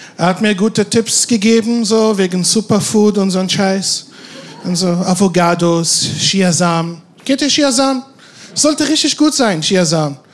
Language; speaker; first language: German; non-native, fluent; Arabic